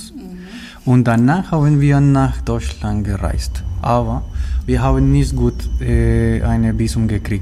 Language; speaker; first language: German; non-native, learner; Spanish